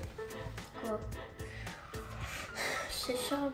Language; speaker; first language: French; native; French